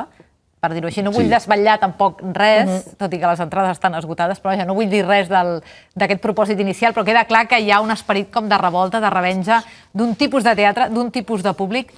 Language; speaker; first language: Catalan; native; Catalan